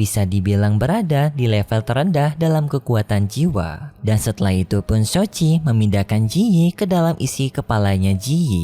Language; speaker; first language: Indonesian; native; Indonesian